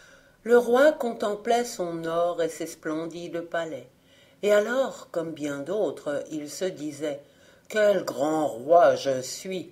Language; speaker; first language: French; native; French